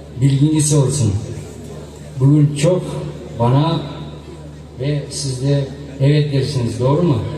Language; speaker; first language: Turkish; non-native, learner; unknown